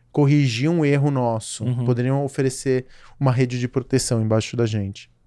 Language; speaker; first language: Portuguese; native; Portuguese